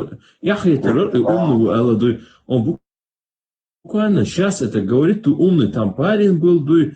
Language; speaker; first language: Russian; non-native, local second language; Chechen